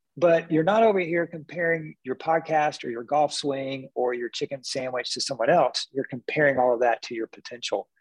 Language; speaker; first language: English; native; English